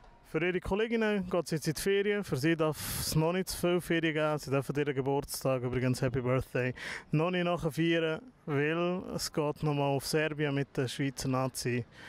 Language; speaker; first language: German; native; German